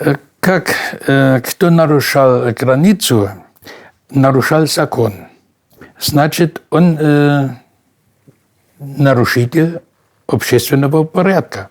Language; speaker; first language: Russian; non-native, fluent; German